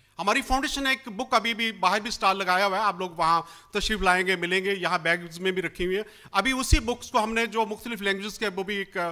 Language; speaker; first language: Urdu; non-native, local second language; Punjabi